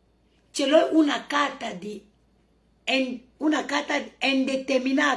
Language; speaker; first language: Italian; non-native, learner; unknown